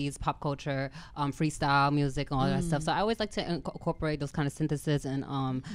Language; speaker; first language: English; native; English